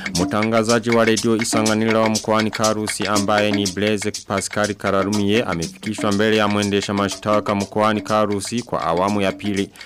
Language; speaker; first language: Swahili; non-native, local second language; Rundi